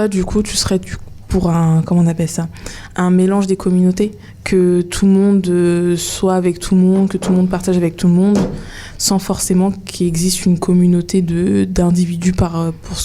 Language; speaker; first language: French; native; French